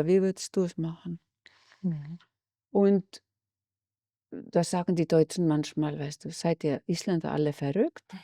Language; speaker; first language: German; non-native, fluent; Icelandic